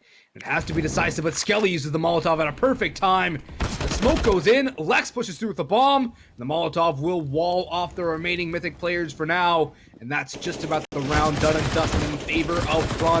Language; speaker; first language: English; native; English